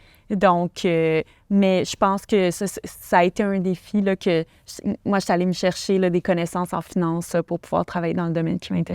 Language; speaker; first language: French; native; French